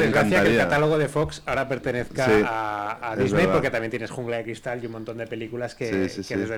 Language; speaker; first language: Spanish; native; Spanish